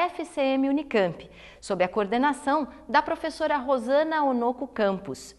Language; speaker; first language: Portuguese; native; Portuguese